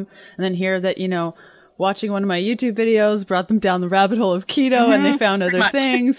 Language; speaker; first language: English; native; English